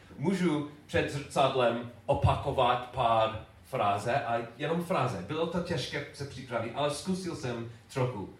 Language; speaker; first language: Czech; non-native, learner; English